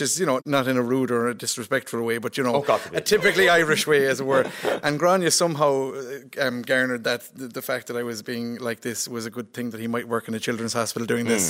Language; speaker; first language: English; native; English